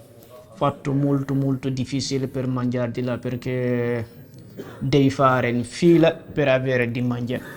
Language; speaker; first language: Italian; non-native, learner; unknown